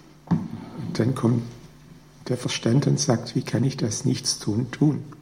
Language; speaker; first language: German; native; German